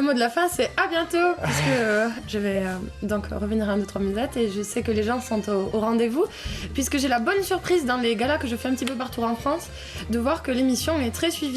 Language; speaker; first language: French; native; French